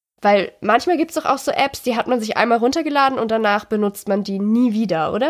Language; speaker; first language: German; native; German